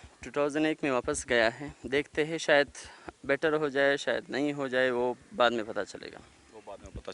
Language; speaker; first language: Hindi; non-native, fluent; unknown